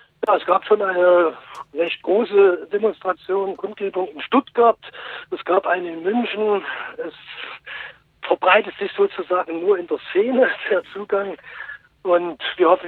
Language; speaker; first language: German; native; German